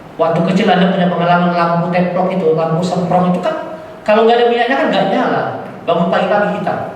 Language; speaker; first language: Indonesian; non-native, local second language; Batak Toba